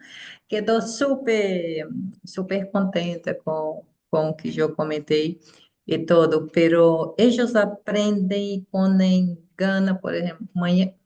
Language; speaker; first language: Portuguese; non-native, fluent; Spanish